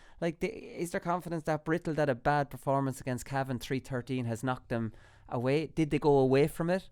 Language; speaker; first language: English; native; English